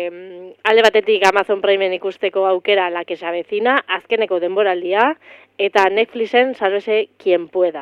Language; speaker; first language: Basque; native; Basque